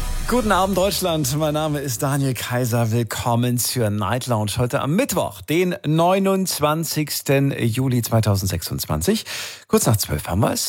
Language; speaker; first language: German; native; German